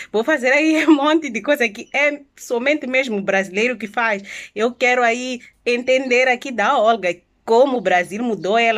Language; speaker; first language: Portuguese; non-native, local second language; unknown